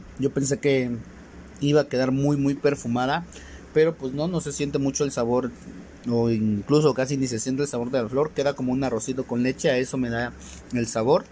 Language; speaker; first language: Spanish; native; Spanish